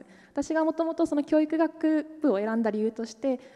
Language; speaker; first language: Japanese; native; Japanese